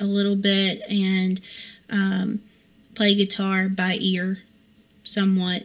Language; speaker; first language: English; native; English